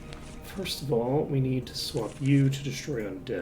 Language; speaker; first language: English; native; English